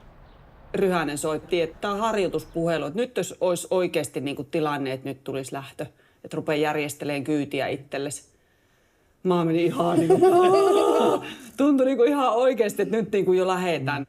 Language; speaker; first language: Finnish; native; Finnish